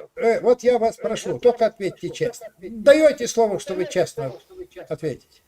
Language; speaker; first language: Russian; non-native, local second language; Ukrainian